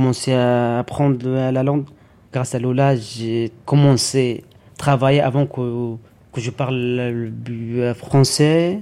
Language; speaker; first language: French; non-native, learner; Arabic